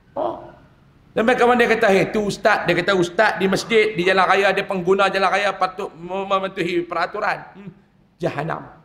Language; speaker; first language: Malay; native; Malay